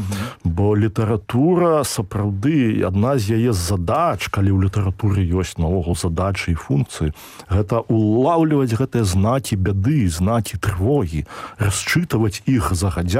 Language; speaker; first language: Polish; non-native, learner; Belarusian